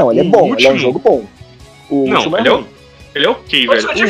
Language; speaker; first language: Portuguese; native; Portuguese